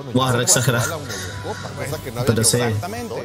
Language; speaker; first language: Spanish; native; Spanish